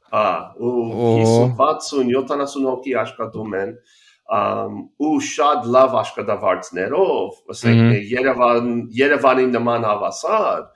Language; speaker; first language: Armenian; early bilingual, heritage; Armenian